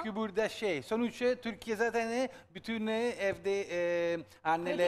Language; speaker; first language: Turkish; non-native, learner; Italian